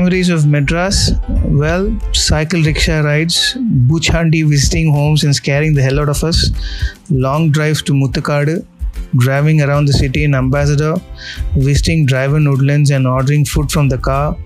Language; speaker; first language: English; non-native, local second language; Tamil